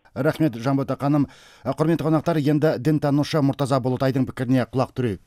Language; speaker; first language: Kazakh; native; Kazakh